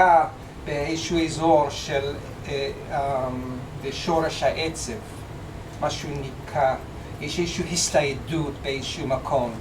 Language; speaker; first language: Hebrew; non-native, fluent; English